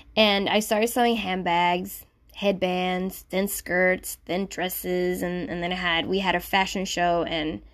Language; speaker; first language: English; non-native, fluent; Spanish